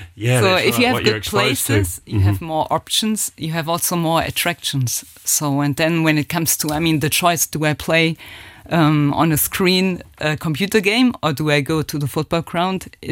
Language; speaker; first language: English; non-native, fluent; German